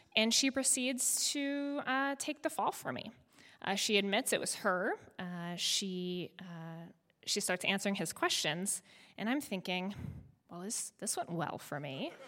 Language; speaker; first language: English; native; English